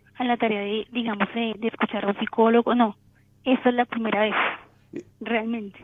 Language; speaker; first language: Spanish; native; Spanish